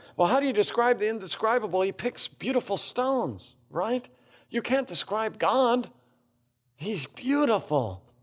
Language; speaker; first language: English; native; English